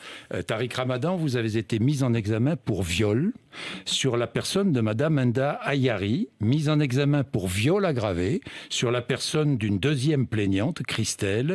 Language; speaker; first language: French; native; French